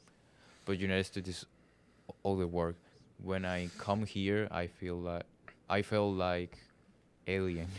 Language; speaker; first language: English; non-native, learner; Spanish